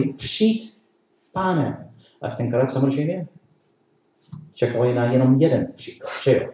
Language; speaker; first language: Czech; non-native, learner; English